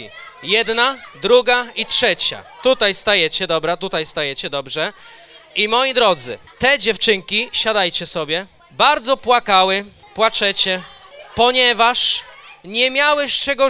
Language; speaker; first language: Polish; native; Polish